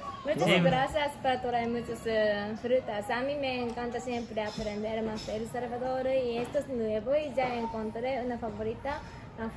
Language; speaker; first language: Spanish; non-native, learner; Japanese